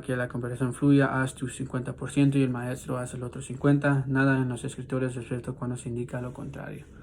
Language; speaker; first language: Spanish; non-native, learner; English